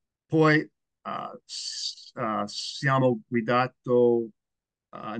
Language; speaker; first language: Italian; non-native, learner; English